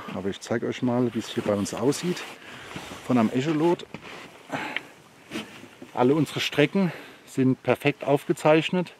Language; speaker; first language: German; native; German